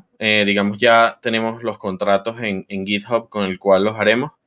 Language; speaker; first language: Spanish; native; Spanish